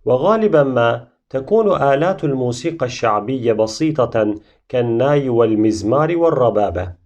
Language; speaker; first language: Arabic; non-native, fluent; Turkish